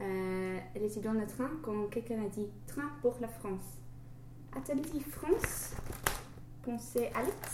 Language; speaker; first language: French; non-native, learner; English